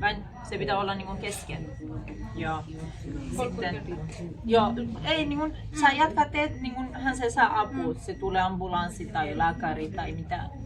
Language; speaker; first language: Finnish; non-native, learner; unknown